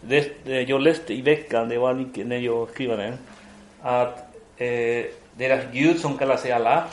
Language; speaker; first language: Swedish; non-native, fluent; Spanish